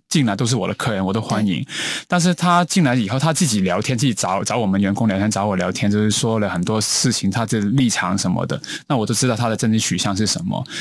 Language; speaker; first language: Chinese; non-native, local second language; Cantonese